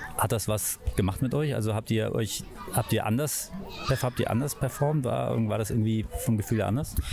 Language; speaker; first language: German; native; German